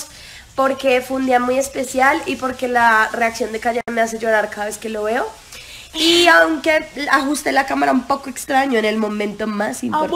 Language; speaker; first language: Spanish; native; Spanish